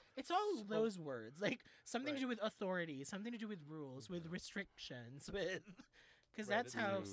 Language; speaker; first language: English; non-native, local second language; Filipino